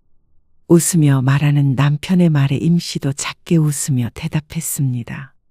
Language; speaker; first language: Korean; native; Korean